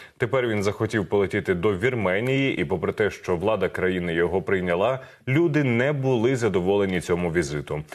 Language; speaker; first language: Ukrainian; native; Ukrainian